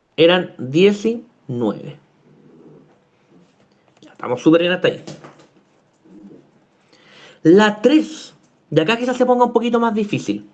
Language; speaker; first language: Spanish; native; Spanish